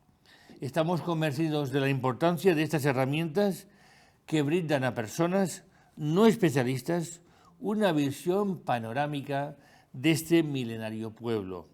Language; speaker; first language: Spanish; native; Spanish